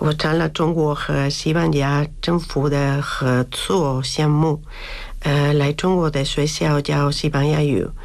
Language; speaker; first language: Chinese; non-native, learner; Spanish